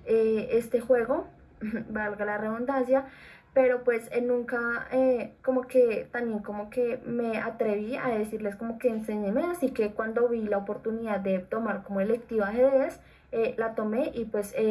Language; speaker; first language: Spanish; native; Spanish